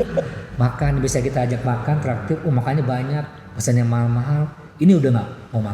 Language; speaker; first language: Indonesian; non-native, local second language; Banjar